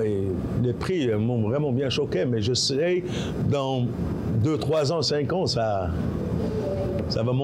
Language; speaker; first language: French; non-native, local second language; Arabic